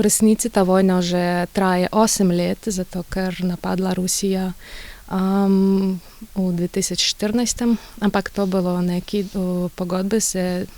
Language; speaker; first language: Slovenian; non-native, learner; Ukrainian